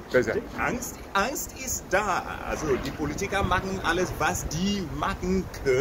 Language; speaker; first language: German; non-native, fluent; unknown